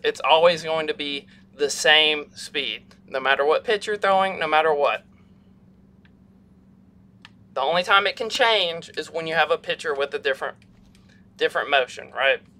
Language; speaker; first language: English; native; English